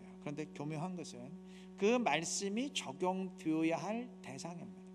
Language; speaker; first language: Korean; native; Korean